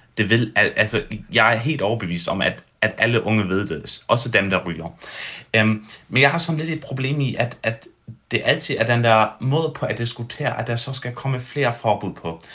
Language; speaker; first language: Danish; early bilingual, heritage; Danish